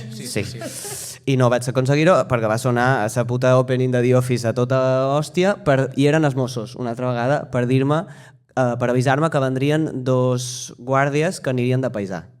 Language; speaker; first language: Catalan; native; Catalan